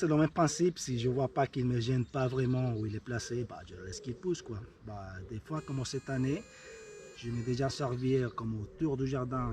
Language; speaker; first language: French; native; French